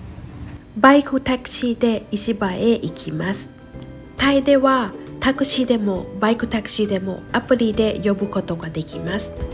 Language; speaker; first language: Japanese; non-native, fluent; Thai